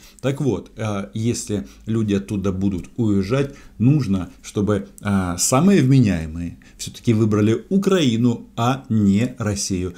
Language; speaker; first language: Russian; native; Russian